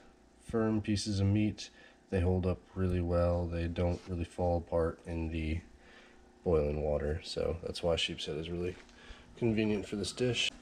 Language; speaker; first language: English; native; English